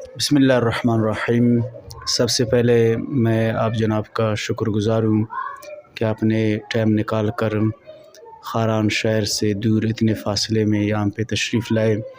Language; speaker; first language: Urdu; non-native, local second language; Baluchi